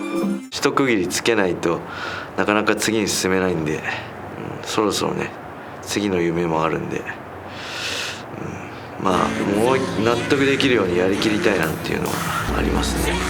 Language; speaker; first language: Japanese; native; Japanese